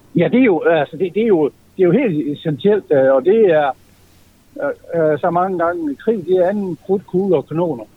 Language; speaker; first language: Danish; native; Danish